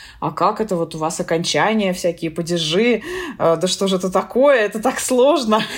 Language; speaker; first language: Russian; native; Russian